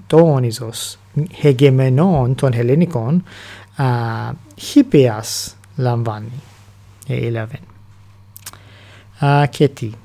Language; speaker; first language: Greek; non-native, fluent; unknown